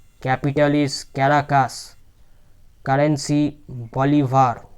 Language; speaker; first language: English; non-native, local second language; Bangla